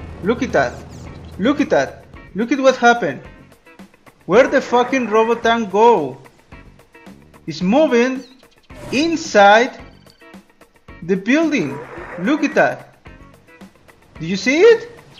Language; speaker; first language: English; non-native, learner; Spanish